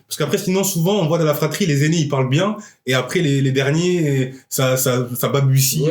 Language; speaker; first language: French; early bilingual, other home language; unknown